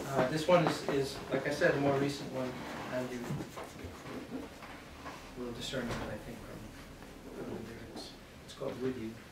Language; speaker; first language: English; native; English